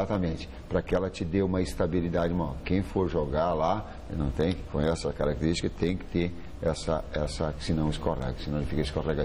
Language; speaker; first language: Portuguese; native; Portuguese